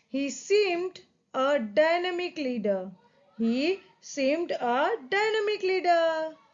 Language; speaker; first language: English; non-native, local second language; Gujarati